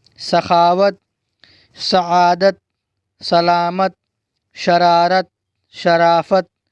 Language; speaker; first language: Urdu; native; Urdu